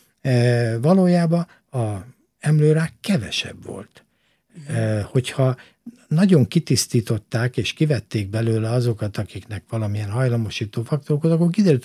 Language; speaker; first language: Hungarian; native; Hungarian